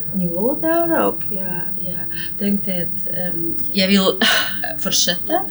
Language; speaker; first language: Swedish; non-native, fluent; Russian